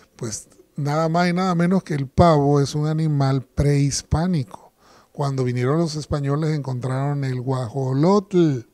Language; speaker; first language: Spanish; native; Spanish